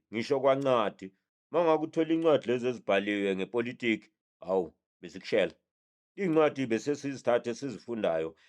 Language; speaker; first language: Zulu; native; Zulu